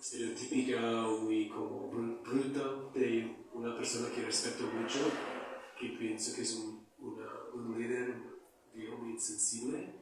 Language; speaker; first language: Spanish; non-native, fluent; English